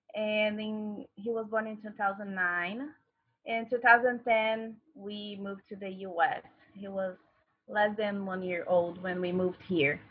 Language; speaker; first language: English; non-native, fluent; Portuguese